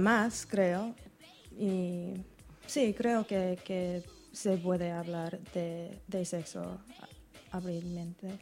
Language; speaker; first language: Spanish; non-native, learner; English